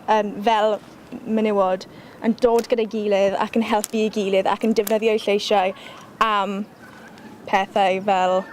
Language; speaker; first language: Welsh; non-native, local second language; English